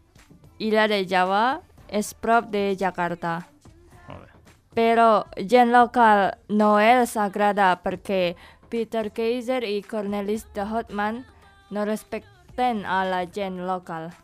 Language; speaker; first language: Catalan; non-native, learner; Indonesian